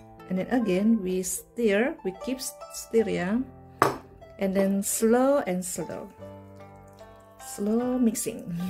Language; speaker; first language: English; non-native, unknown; Indonesian